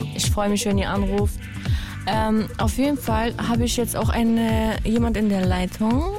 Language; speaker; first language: German; early bilingual, other home language; Kurdish